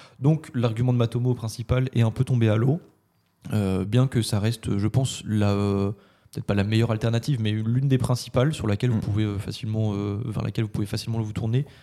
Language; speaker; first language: French; native; French